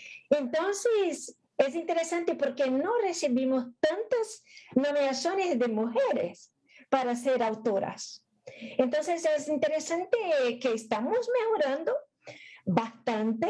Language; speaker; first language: Spanish; non-native, fluent; Portuguese